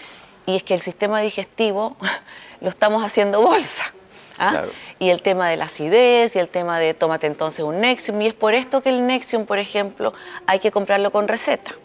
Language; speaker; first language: Spanish; native; Spanish